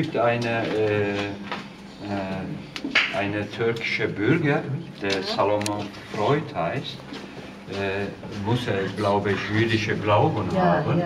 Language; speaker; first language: German; non-native, fluent; Turkish